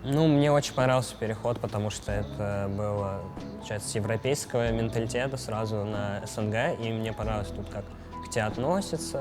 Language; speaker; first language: Russian; native; Russian